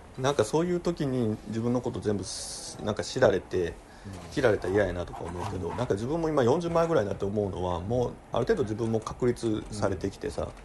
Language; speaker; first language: Japanese; native; Japanese